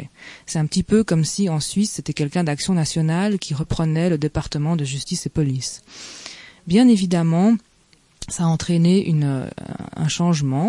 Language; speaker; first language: French; native; French